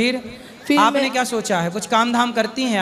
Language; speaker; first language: Hindi; native; Hindi